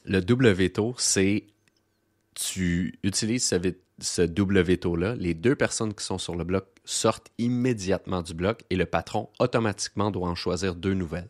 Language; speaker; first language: French; native; French